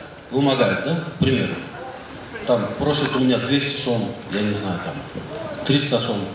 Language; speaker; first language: Russian; non-native, local second language; Kyrgyz